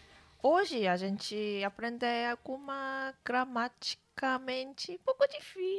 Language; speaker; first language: Portuguese; non-native, learner; Korean